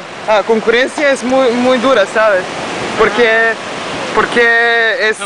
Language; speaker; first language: Spanish; non-native, learner; Serbian